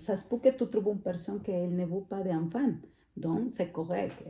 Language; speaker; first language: French; non-native, fluent; Spanish